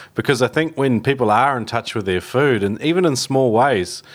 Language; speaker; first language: English; native; English